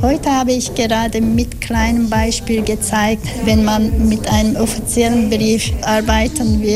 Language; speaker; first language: German; non-native, fluent; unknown